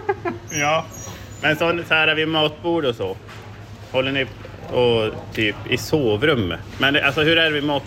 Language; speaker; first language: Swedish; native; Swedish